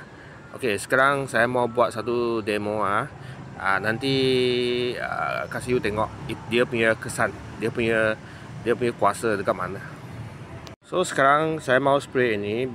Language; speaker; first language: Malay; non-native, local second language; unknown